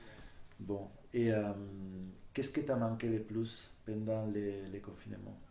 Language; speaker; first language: French; non-native, fluent; Spanish